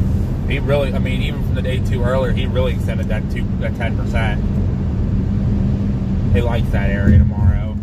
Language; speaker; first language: English; native; English